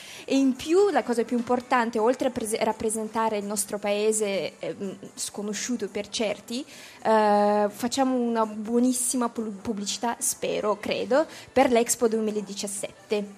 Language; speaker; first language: Italian; non-native, fluent; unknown